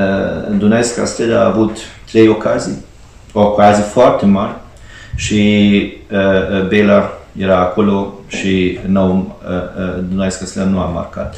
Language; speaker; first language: Romanian; non-native, fluent; Hungarian